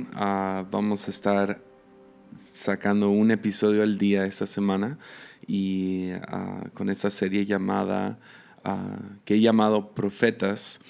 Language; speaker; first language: Spanish; non-native, local second language; English